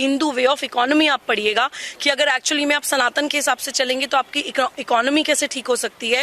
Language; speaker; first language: Hindi; native; Hindi